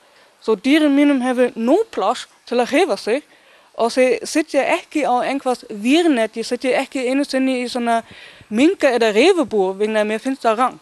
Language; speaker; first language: Icelandic; non-native, learner; Danish